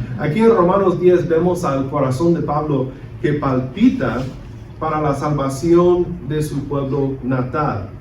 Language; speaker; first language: Spanish; early bilingual, other home language; English